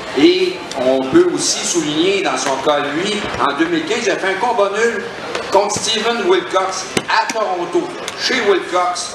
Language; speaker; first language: French; native; French